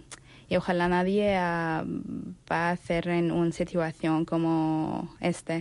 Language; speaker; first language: Spanish; non-native, learner; Arabic